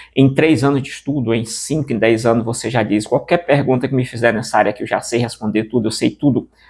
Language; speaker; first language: Portuguese; native; Portuguese